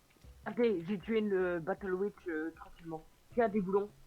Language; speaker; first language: French; native; French